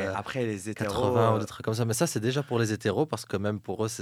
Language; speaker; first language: French; non-native, local second language; Arabic